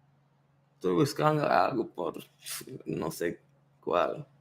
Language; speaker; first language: Spanish; non-native, learner; English